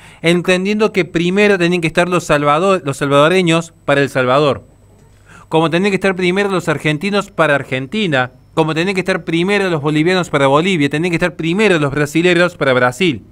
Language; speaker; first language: Spanish; native; Spanish